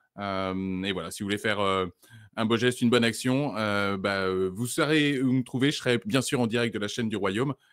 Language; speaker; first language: French; native; French